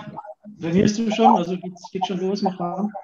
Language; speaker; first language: German; native; German